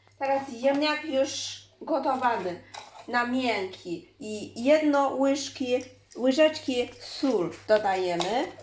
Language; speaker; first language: Polish; non-native, learner; Chinese